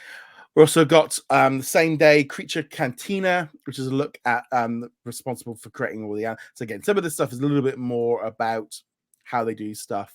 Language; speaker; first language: English; native; English